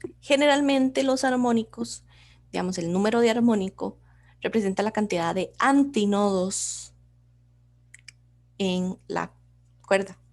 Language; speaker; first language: Spanish; native; Spanish